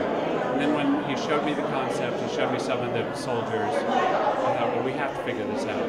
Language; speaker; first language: English; native; English